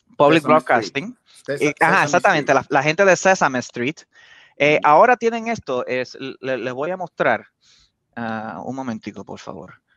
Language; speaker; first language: Spanish; early bilingual, heritage; Spanish